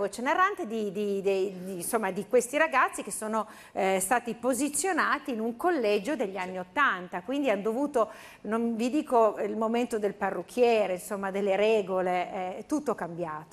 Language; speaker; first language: Italian; native; Italian